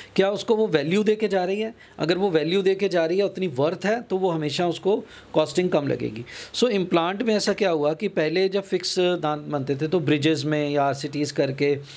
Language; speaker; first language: Hindi; non-native, local second language; Punjabi